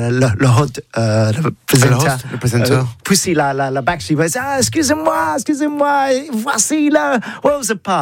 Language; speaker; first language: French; non-native, learner; English